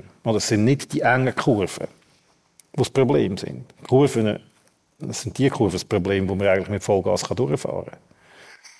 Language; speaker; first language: German; native; German